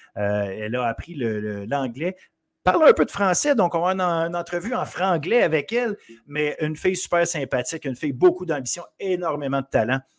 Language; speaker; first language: French; native; French